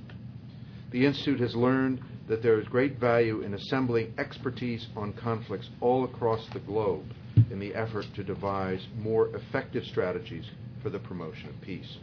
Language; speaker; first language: English; native; English